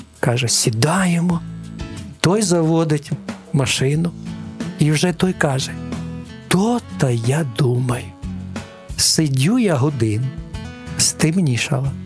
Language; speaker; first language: Ukrainian; non-native, local second language; Russian